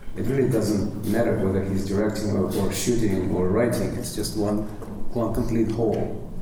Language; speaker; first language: English; non-native, fluent; Russian